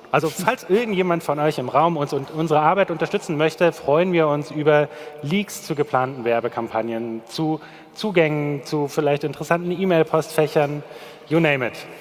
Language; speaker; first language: German; native; German